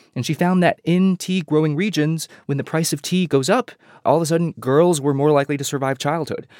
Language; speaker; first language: English; early bilingual, other home language; Chinese